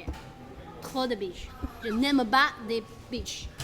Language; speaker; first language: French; non-native, learner; Chinese